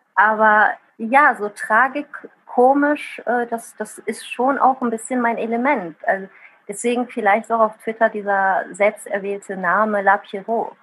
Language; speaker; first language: German; early bilingual, other home language; Italian